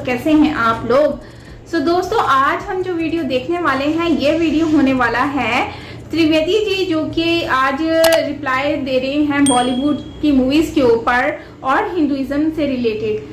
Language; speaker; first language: Hindi; native; Hindi